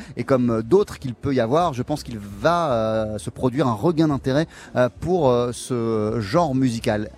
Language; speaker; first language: French; native; French